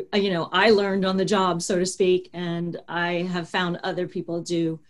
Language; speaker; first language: English; native; English